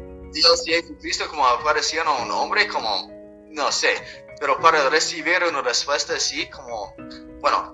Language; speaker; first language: Spanish; non-native, fluent; English